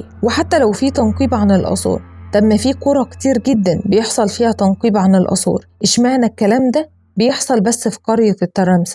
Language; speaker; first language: Arabic; native; Arabic